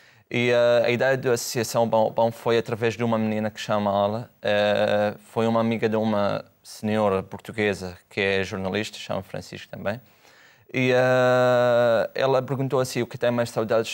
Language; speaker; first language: Portuguese; non-native, fluent; Arabic